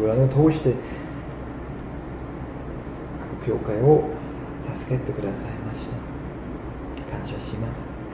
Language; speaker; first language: Japanese; non-native, fluent; German